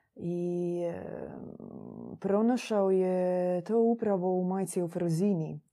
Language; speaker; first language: Croatian; native; Croatian